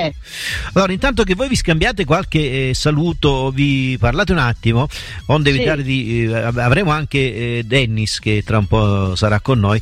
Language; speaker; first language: Italian; native; Italian